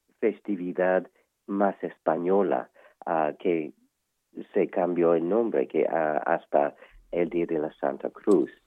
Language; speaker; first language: Spanish; non-native, fluent; English